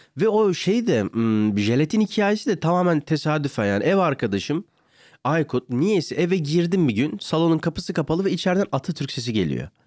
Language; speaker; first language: Turkish; native; Turkish